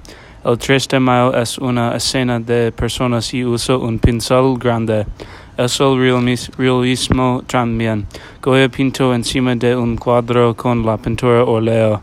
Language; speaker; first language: Spanish; non-native, learner; English